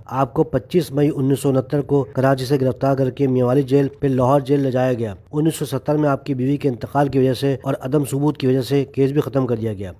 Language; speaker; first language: Urdu; native; Urdu